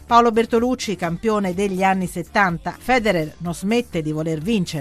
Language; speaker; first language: Italian; native; Italian